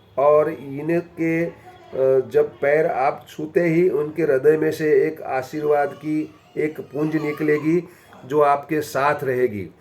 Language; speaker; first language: Hindi; non-native, local second language; Gujarati